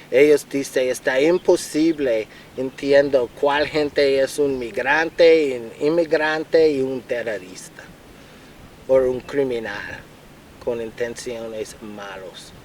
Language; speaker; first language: Spanish; non-native, learner; English